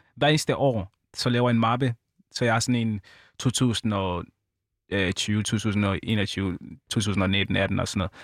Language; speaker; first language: Danish; early bilingual, other home language; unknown